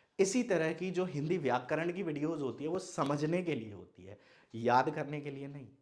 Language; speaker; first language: Hindi; non-native, local second language; Maithili